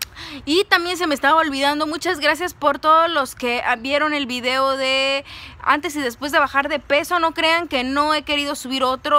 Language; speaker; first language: Spanish; native; Spanish